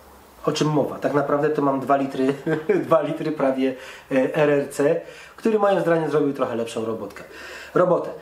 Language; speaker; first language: Polish; native; Polish